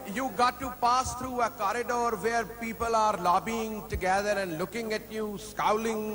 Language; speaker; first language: English; non-native, local second language; Urdu